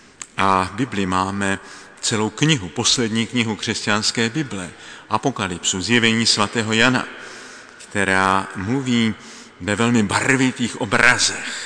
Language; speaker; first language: Czech; native; Czech